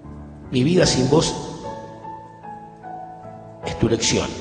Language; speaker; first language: Spanish; native; Spanish